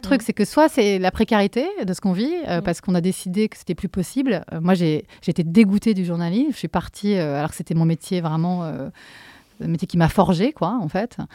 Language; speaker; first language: French; native; French